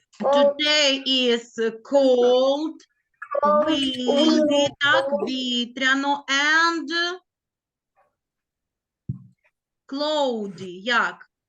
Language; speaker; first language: English; non-native, learner; Ukrainian